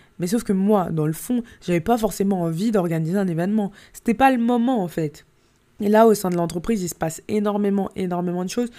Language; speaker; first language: French; native; French